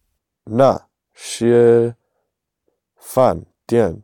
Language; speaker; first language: Chinese; non-native, learner; English